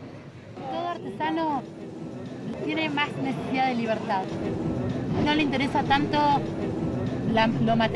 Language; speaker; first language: Spanish; native; Spanish